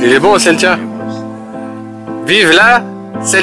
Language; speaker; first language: French; native; French